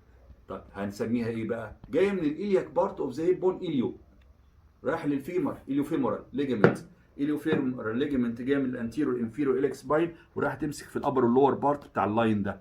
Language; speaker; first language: Arabic; native; Arabic